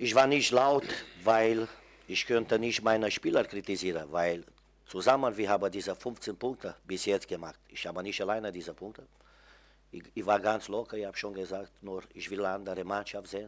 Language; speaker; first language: German; non-native, fluent; Romanian